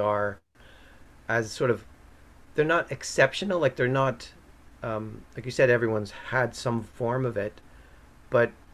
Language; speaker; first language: English; native; English